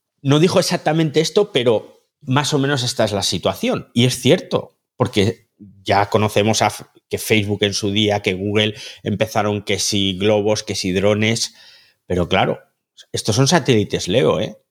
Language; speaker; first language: Spanish; native; Spanish